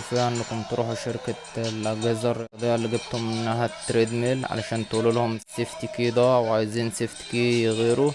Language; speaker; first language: Arabic; native; Arabic